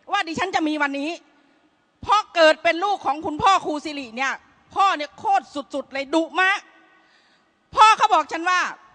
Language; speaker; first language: Thai; native; Thai